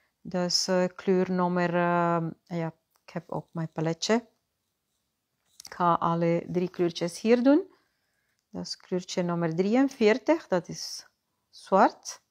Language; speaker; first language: Dutch; non-native, fluent; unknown